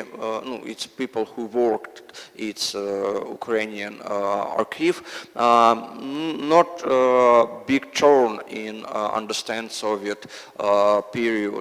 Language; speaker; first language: English; non-native, learner; Russian